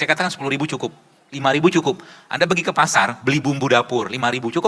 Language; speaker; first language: Indonesian; native; Indonesian